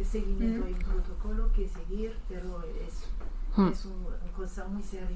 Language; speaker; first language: Spanish; non-native, learner; French